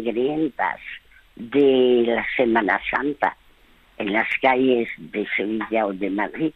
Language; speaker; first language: Spanish; early bilingual, other home language; French